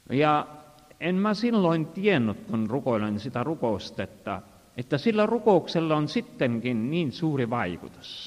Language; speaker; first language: Finnish; non-native, fluent; Estonian